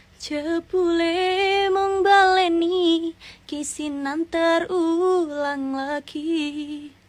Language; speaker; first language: Indonesian; non-native, local second language; Javanese